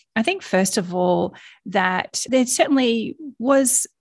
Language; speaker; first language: English; native; English